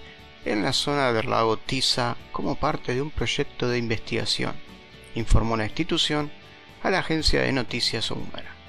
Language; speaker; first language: Spanish; native; Spanish